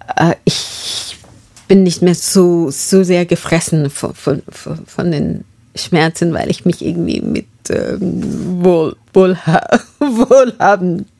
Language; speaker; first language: German; non-native, fluent; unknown